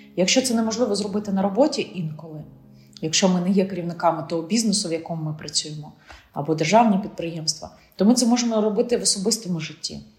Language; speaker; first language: Ukrainian; non-native, local second language; Russian